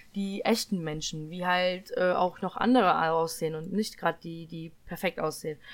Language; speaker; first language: German; early bilingual, other home language; Polish